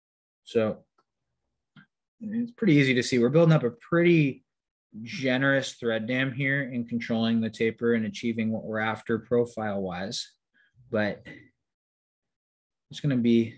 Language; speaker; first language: English; native; English